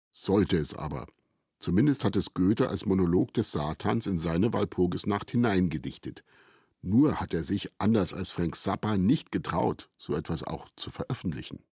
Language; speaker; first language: German; native; German